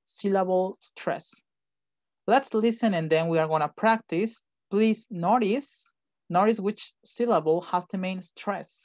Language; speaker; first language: English; non-native, fluent; Spanish